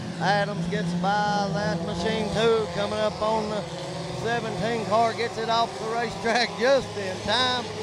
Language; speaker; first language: English; native; English